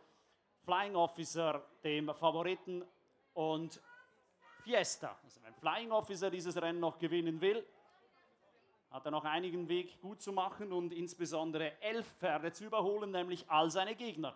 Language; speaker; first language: German; native; German